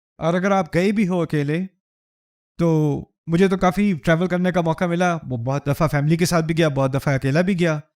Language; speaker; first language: Urdu; early bilingual, heritage; Urdu